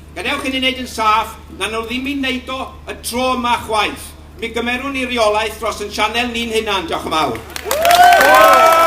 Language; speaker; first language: Welsh; native; Welsh